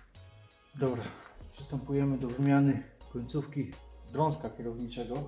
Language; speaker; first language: Polish; native; Polish